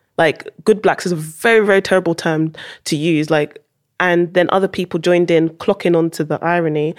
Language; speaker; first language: English; early bilingual, heritage; English